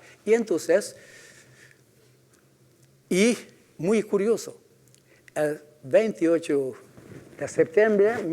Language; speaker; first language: Spanish; non-native, fluent; Hungarian